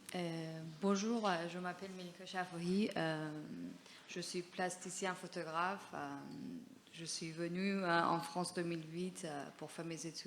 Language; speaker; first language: French; non-native, fluent; Persian